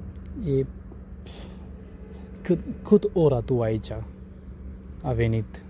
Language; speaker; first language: Romanian; non-native, learner; Bangla